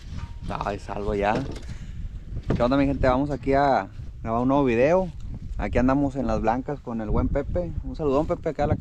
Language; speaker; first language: Spanish; native; Spanish